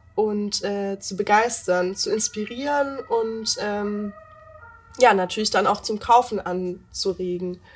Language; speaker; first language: German; native; German